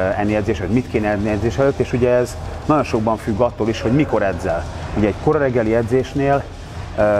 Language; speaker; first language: Hungarian; native; Hungarian